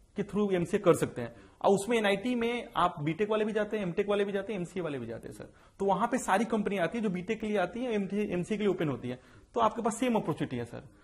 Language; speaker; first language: Hindi; native; Hindi